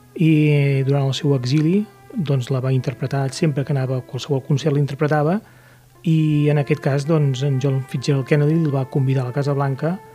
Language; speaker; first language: Catalan; native; Catalan